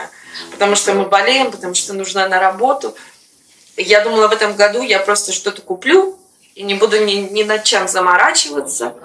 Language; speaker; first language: Russian; native; Russian